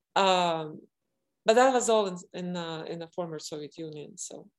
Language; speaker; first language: English; non-native, fluent; Latvian